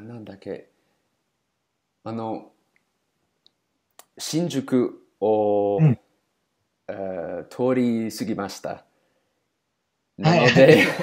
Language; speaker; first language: Japanese; non-native, learner; English